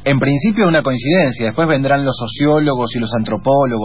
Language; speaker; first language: Spanish; native; Spanish